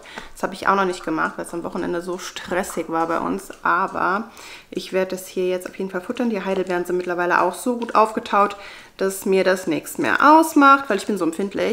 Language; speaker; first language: German; native; German